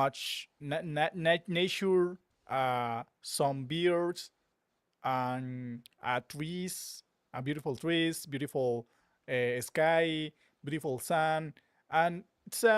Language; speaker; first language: English; non-native, learner; Spanish